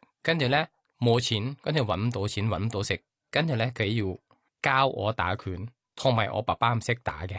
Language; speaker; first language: Cantonese; non-native, learner; Thai